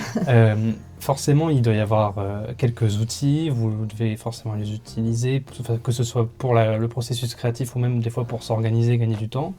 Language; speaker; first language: French; native; French